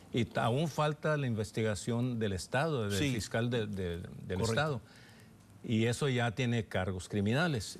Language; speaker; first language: Spanish; early bilingual, heritage; Spanish